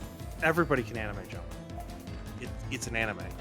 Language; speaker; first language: English; native; English